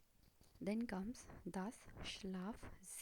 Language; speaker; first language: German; non-native, fluent; Hindi